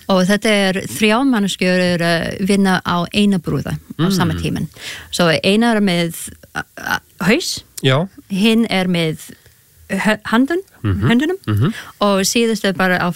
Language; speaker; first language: Icelandic; non-native, learner; English